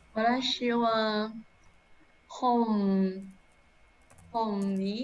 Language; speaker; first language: Japanese; non-native, learner; English